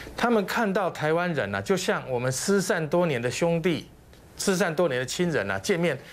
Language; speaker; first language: Chinese; native; Chinese